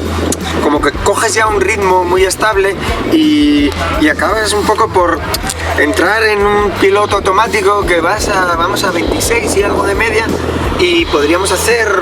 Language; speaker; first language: Spanish; native; Spanish